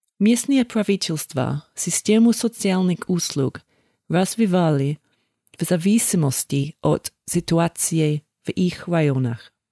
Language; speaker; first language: Russian; non-native, fluent; English